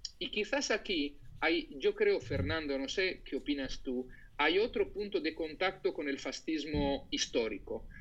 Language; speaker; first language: Spanish; non-native, fluent; Italian